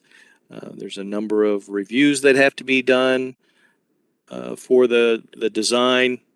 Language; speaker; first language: English; native; English